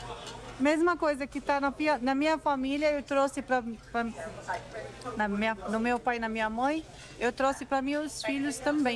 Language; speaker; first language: Portuguese; non-native, learner; Arabic